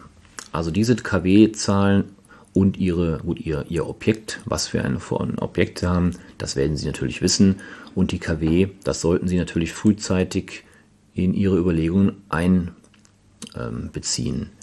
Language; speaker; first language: German; native; German